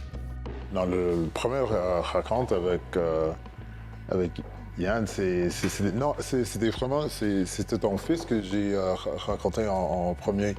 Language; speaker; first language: French; non-native, local second language; English